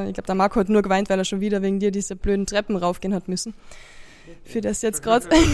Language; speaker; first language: German; native; German